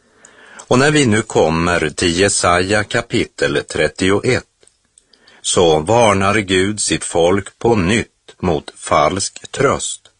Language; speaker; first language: Swedish; native; Swedish